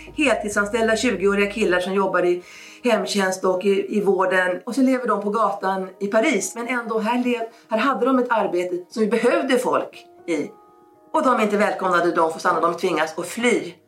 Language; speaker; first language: Swedish; native; Swedish